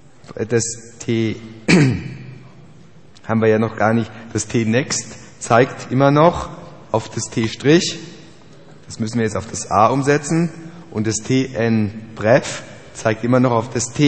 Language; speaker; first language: German; native; German